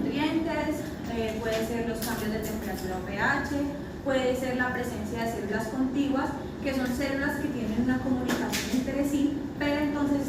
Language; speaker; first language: Spanish; native; Spanish